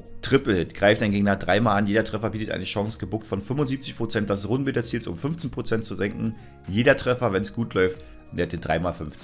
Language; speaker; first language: German; native; German